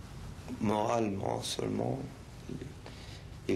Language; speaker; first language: French; non-native, fluent; Spanish